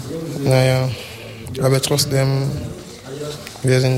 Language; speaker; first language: German; non-native, learner; French